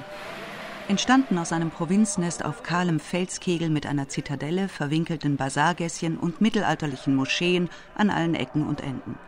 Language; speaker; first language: German; native; German